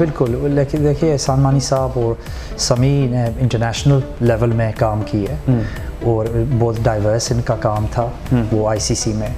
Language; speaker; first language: Hindi; early bilingual, heritage; Hindi